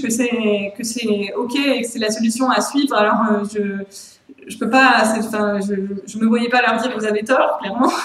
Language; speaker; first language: French; native; French